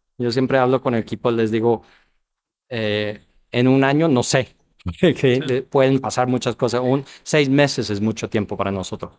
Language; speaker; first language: Spanish; non-native, fluent; English